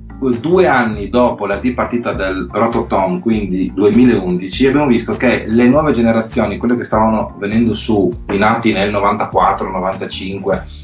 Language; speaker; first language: Italian; native; Italian